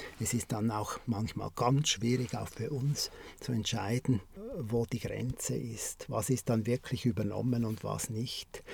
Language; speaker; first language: German; native; German